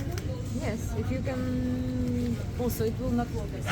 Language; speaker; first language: English; non-native, learner; Russian